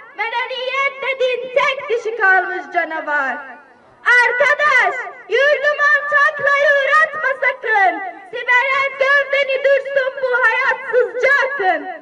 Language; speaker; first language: Turkish; early bilingual, other home language; Arabic